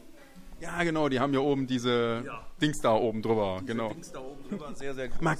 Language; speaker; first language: German; native; German